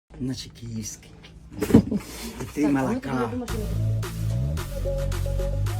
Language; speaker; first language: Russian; non-native, fluent; Spanish